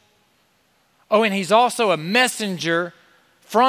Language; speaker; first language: English; native; English